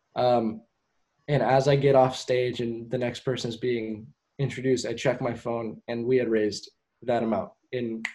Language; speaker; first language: English; native; English